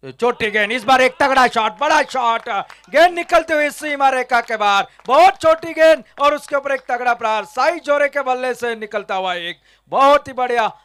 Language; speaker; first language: Hindi; non-native, local second language; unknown